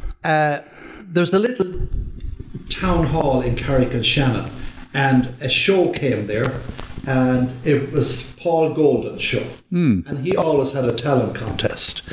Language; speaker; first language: English; native; English